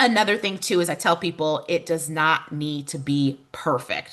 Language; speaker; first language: English; native; English